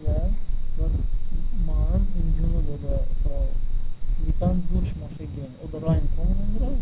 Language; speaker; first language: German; non-native, learner; Turkish